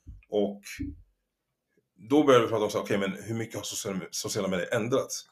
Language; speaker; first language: Swedish; native; Swedish